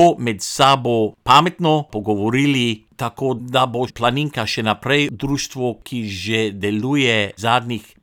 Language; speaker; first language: Slovenian; non-native, local second language; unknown